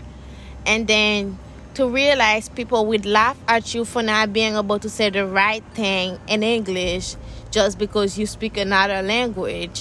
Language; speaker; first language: English; non-native, fluent; Haitian Creole